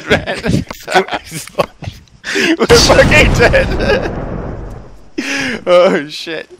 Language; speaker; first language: English; native; English